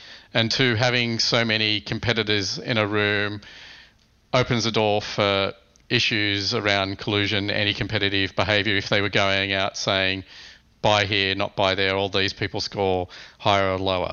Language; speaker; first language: English; native; English